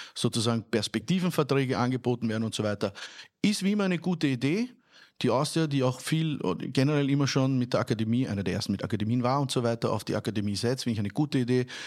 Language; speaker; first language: German; native; German